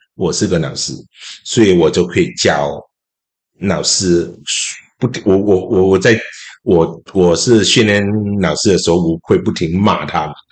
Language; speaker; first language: Chinese; non-native, local second language; Cantonese